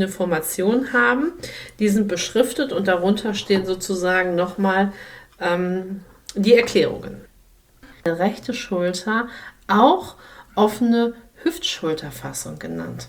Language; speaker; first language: German; native; German